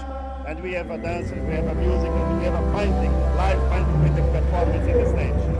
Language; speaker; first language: English; non-native, learner; Portuguese